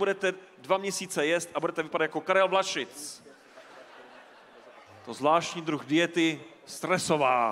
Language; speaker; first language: Czech; native; Czech